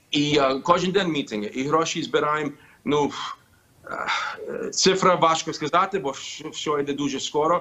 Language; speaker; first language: Ukrainian; early bilingual, heritage; Ukrainian